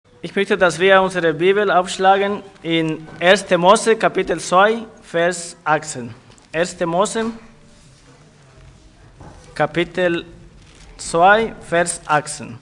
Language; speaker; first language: German; non-native, fluent; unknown